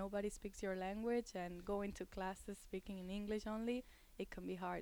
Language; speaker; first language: English; non-native, fluent; Spanish